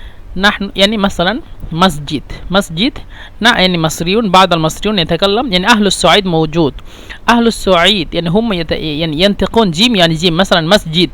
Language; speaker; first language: Arabic; non-native, fluent; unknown